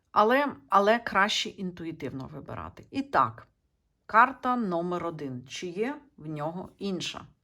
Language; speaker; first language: Ukrainian; non-native, local second language; Russian